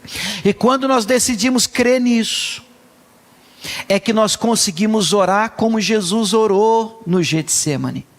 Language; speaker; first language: Portuguese; native; Portuguese